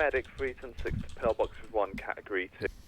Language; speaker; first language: English; native; English